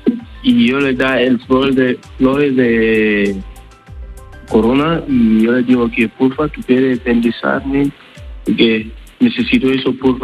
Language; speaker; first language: Spanish; non-native, learner; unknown